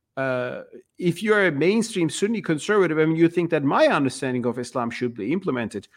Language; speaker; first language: English; non-native, fluent; Turkish